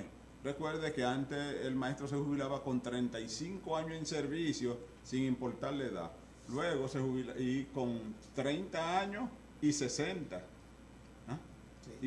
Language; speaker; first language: Spanish; native; Spanish